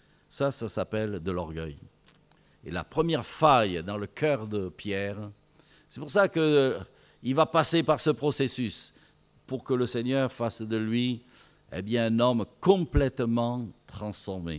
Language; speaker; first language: French; native; French